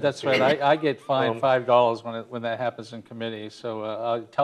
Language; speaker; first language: English; native; English